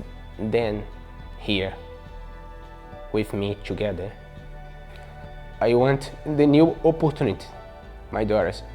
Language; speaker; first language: English; non-native, learner; Portuguese